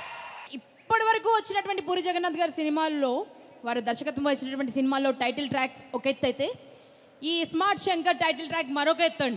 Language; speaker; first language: Telugu; native; Telugu